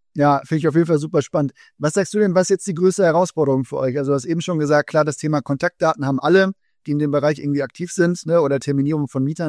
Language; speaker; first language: German; native; German